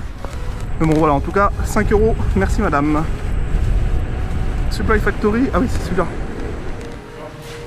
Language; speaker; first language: French; native; French